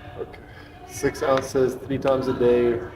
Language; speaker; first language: English; non-native, fluent; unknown